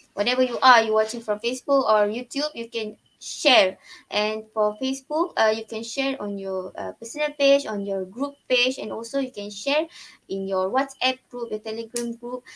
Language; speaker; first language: English; non-native, local second language; Malay